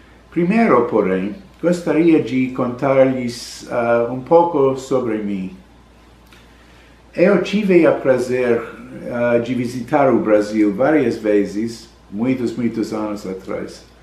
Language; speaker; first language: Portuguese; non-native, learner; English